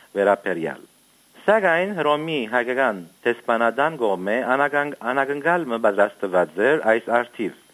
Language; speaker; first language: Armenian; early bilingual, heritage; Armenian